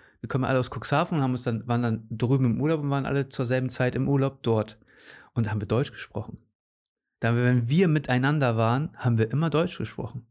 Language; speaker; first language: German; native; German